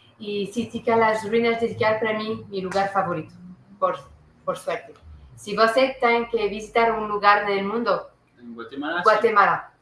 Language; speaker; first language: Portuguese; non-native, learner; French